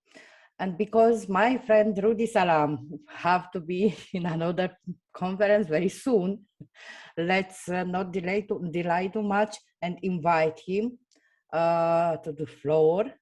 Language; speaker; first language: English; non-native, fluent; Romanian